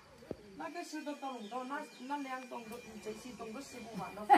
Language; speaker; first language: Chinese; native; Chinese